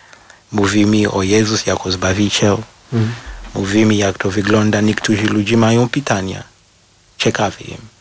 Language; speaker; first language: Polish; non-native, learner; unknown